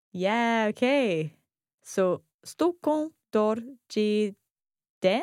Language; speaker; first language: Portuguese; non-native, learner; English